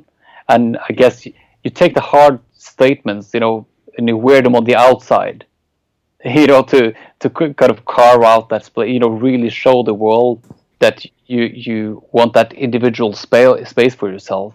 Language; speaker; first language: English; non-native, fluent; Norwegian